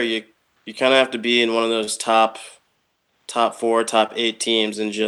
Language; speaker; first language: English; native; English